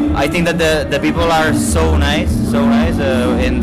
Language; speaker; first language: English; non-native, fluent; Catalan